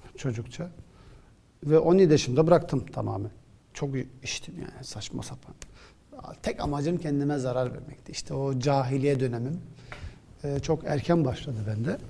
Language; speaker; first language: Turkish; early bilingual, other home language; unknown